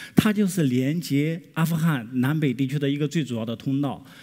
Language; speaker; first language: Chinese; native; Chinese